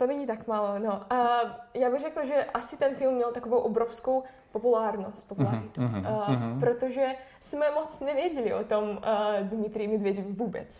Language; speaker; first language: Czech; non-native, fluent; Russian